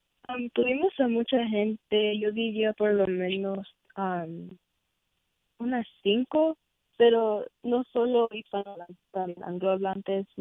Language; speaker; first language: Spanish; early bilingual, heritage; Spanish